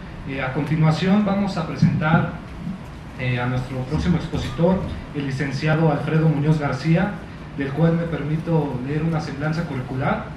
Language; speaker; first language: Spanish; native; Spanish